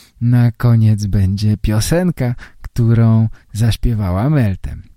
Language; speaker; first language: Polish; native; Polish